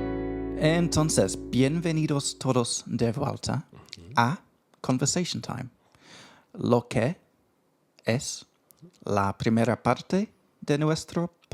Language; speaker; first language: Spanish; non-native, fluent; English